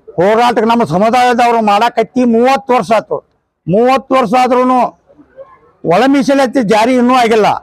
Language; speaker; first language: Kannada; native; Kannada